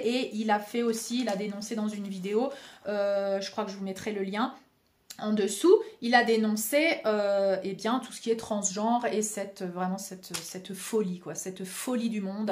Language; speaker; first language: French; native; French